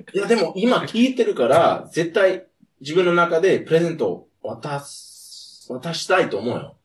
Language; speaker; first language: Japanese; non-native, fluent; English